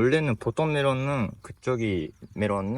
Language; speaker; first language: Korean; non-native, learner; Japanese